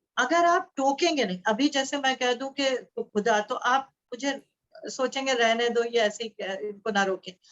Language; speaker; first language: Urdu; native; Urdu